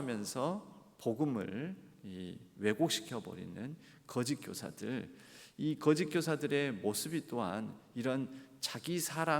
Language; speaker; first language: Korean; native; Korean